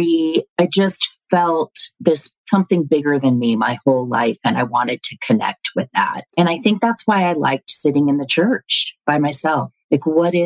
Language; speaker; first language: English; native; English